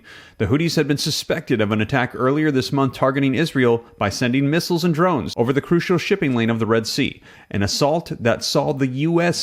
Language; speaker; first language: English; native; English